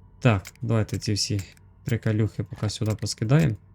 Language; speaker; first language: Ukrainian; native; Ukrainian